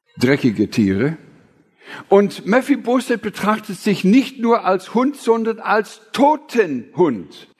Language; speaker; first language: German; non-native, fluent; English